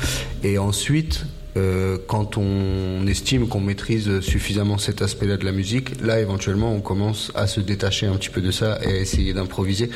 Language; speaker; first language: French; native; French